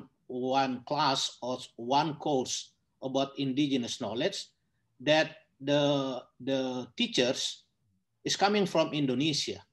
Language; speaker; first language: English; non-native, learner; Indonesian